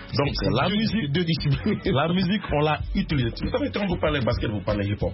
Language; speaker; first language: French; non-native, local second language; Wolof